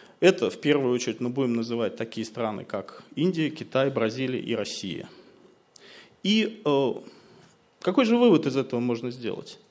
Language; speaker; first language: Russian; native; Russian